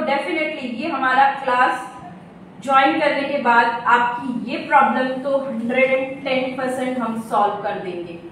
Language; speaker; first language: Hindi; non-native, local second language; Gujarati